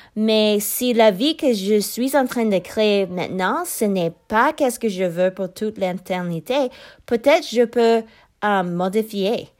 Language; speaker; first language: French; non-native, learner; English